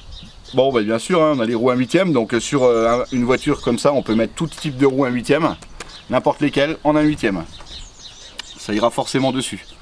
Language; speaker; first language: French; native; French